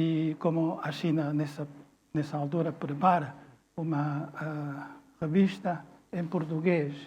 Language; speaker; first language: Portuguese; non-native, fluent; Chinese